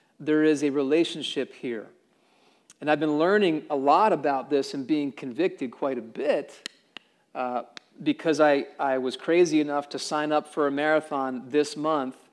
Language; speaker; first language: English; native; English